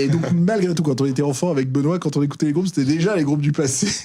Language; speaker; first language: French; native; French